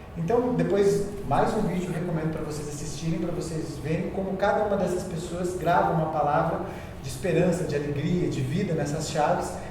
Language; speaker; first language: Portuguese; native; Portuguese